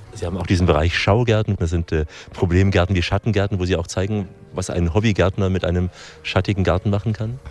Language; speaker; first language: German; native; German